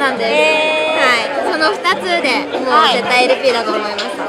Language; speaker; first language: Japanese; native; Japanese